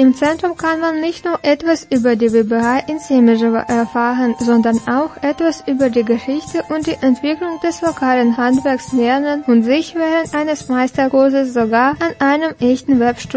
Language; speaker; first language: German; non-native, fluent; Russian